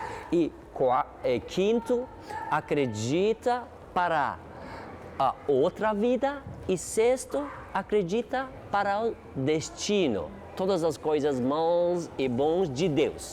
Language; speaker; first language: Portuguese; non-native, learner; Turkish